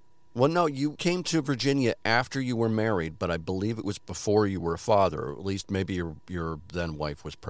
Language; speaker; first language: English; native; English